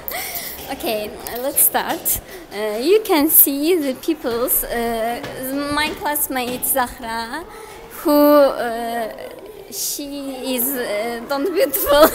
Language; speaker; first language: English; non-native, learner; Azerbaijani